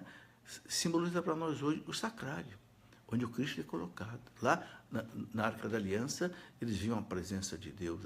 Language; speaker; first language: Portuguese; native; Portuguese